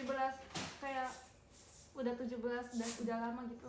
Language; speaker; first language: Indonesian; early bilingual, heritage; Indonesian